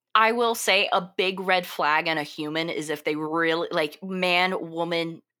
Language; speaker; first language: English; early bilingual, other home language; Italian